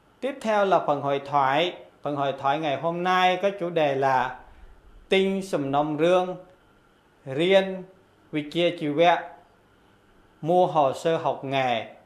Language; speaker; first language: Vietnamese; non-native, local second language; Khmer